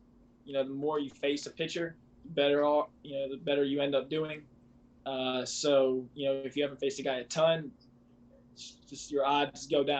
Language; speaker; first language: English; native; English